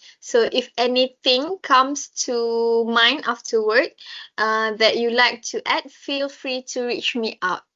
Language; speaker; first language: English; non-native, local second language; Malay